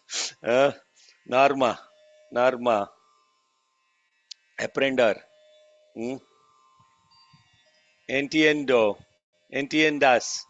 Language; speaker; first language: Spanish; non-native, learner; Telugu